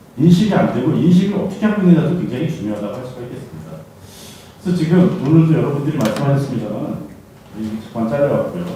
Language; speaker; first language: Korean; native; Korean